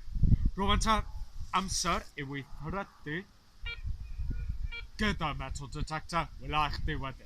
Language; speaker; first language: Welsh; non-native, learner; English